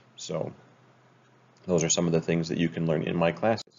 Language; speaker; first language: English; native; English